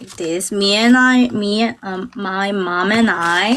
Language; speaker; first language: English; non-native, learner; Korean